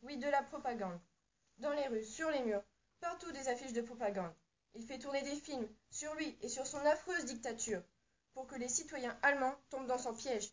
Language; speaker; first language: French; native; French